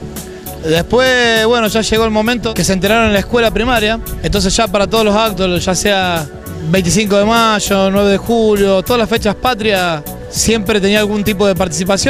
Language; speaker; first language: Spanish; native; Spanish